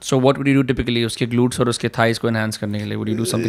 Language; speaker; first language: English; non-native, local second language; Hindi